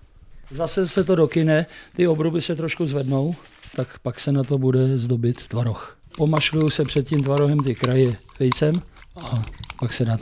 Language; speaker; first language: Czech; native; Czech